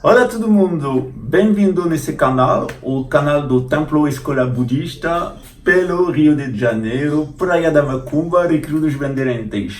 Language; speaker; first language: Portuguese; non-native, fluent; French